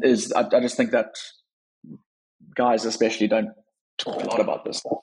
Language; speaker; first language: English; native; English